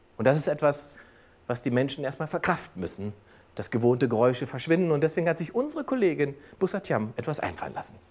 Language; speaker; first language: German; native; German